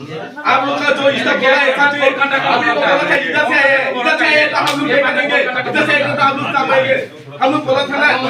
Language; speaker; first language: Hindi; non-native, local second language; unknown